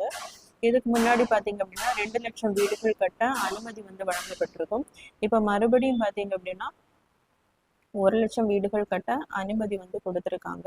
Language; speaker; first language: Tamil; native; Tamil